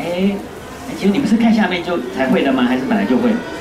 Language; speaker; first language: Chinese; native; Chinese